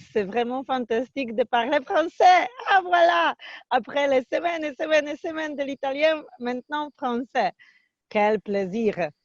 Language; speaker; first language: French; non-native, fluent; Polish